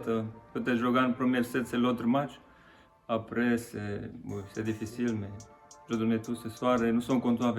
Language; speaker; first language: French; non-native, learner; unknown